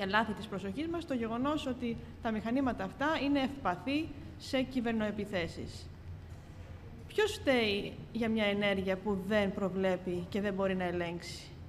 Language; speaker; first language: Greek; native; Greek